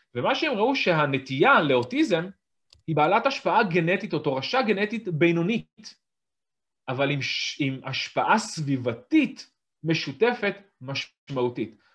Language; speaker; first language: Hebrew; native; Hebrew